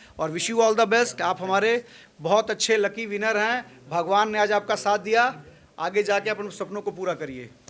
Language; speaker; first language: Hindi; native; Hindi